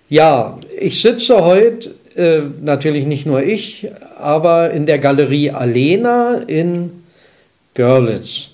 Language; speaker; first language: German; native; German